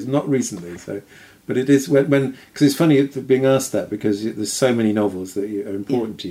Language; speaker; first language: English; native; English